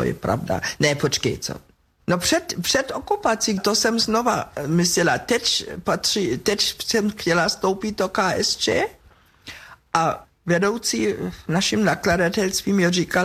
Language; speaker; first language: Czech; non-native, fluent; German